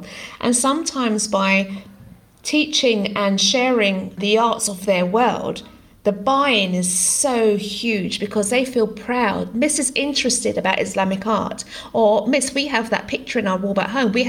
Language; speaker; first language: English; non-native, local second language; Greek